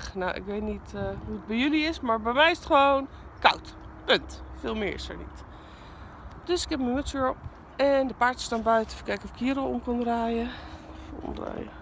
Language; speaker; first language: Dutch; native; Dutch